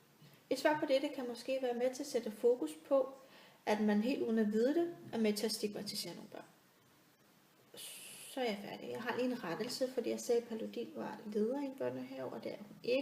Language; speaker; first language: Danish; native; Danish